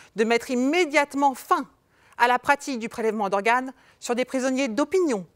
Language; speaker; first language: French; native; French